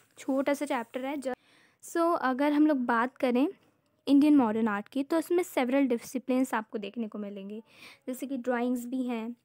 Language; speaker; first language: Hindi; native; Hindi